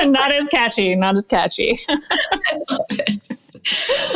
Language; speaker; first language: English; native; English